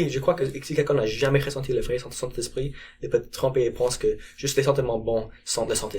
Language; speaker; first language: French; non-native, learner; English